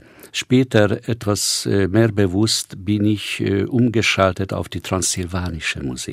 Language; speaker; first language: German; non-native, fluent; Hungarian